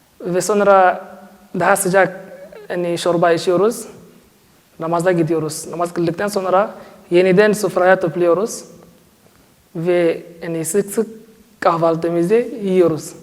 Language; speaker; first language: Turkish; non-native, learner; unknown